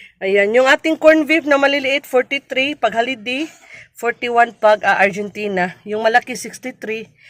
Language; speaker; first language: Filipino; non-native, local second language; Cebuano